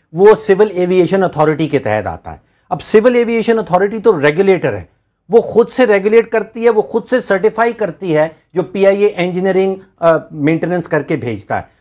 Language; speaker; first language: Urdu; native; Urdu